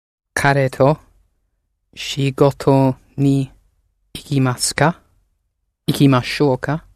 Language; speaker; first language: Japanese; non-native, learner; English